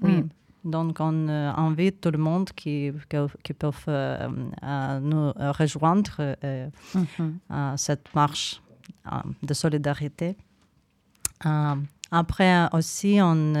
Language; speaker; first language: French; non-native, fluent; Ukrainian